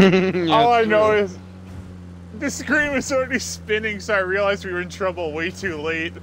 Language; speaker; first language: English; native; English